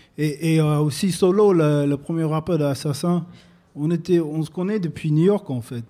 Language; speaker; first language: French; non-native, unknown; English